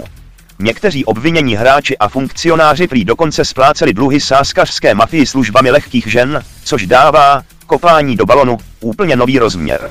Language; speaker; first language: Czech; native; Czech